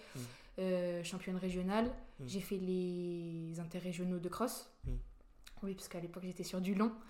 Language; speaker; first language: French; native; French